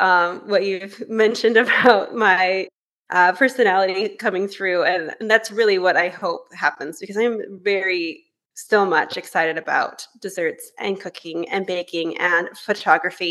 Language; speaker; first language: English; native; English